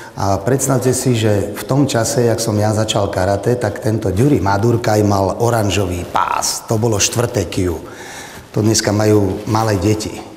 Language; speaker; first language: Slovak; native; Slovak